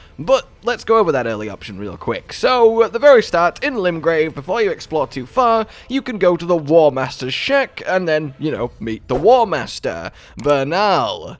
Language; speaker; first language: English; native; English